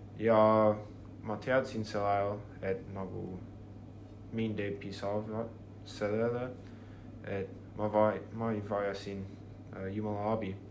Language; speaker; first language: Estonian; non-native, learner; English